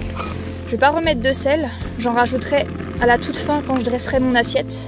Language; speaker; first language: French; native; French